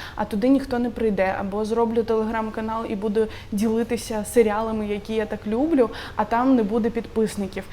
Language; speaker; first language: Ukrainian; non-native, local second language; Russian